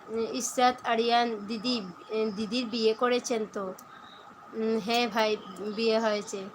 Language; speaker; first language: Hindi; non-native, local second language; Bangla